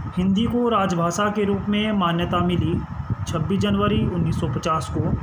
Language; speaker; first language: Hindi; native; Hindi